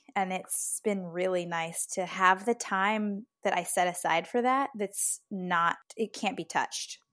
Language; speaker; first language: English; native; English